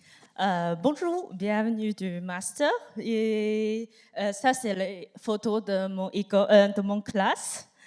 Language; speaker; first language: French; non-native, learner; Chinese